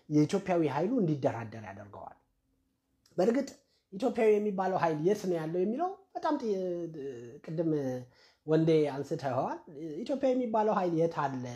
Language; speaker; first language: Amharic; native; Amharic